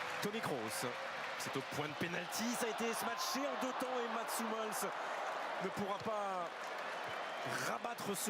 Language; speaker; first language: French; native; French